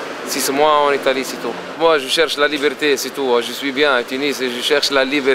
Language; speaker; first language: French; non-native, learner; Arabic